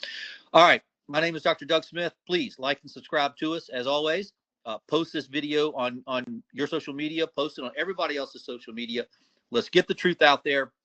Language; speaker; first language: English; native; English